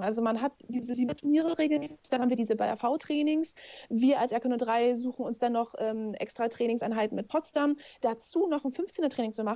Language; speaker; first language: German; native; German